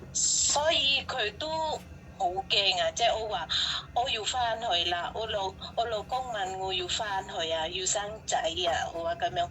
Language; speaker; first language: Cantonese; non-native, fluent; Javanese